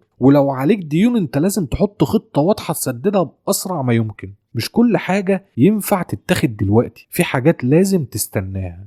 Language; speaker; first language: Arabic; native; Arabic